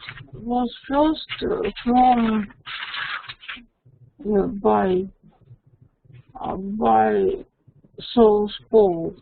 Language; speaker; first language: English; non-native, learner; Russian